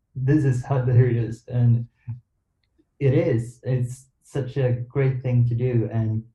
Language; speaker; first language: English; non-native, fluent; Swedish